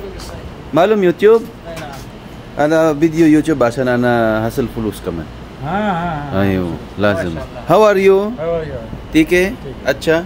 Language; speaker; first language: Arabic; non-native, learner; Filipino